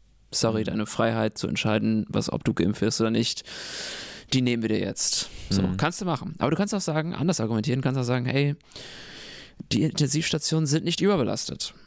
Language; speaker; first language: German; non-native, fluent; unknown